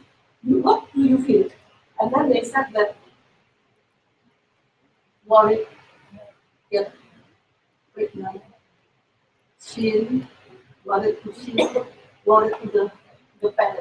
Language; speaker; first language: English; non-native, learner; Indonesian